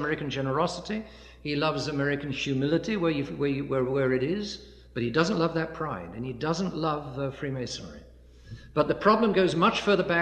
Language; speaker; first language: English; native; English